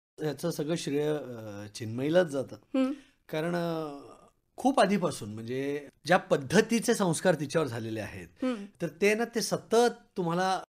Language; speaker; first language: Marathi; early bilingual, other home language; Tamil